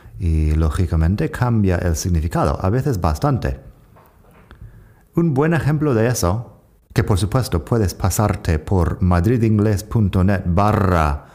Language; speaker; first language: Spanish; non-native, fluent; English